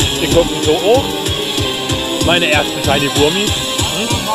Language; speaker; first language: German; native; German